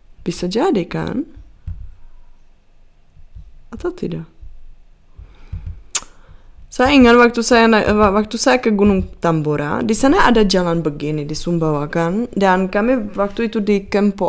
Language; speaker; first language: Indonesian; non-native, fluent; Czech